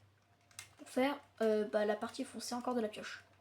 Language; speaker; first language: French; native; French